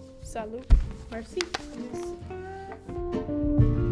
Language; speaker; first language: French; non-native, learner; English